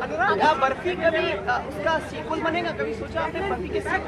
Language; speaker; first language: Hindi; native; Hindi